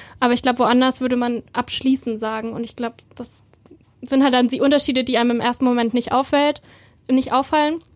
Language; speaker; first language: German; native; German